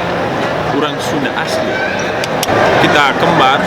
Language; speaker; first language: Indonesian; non-native, local second language; English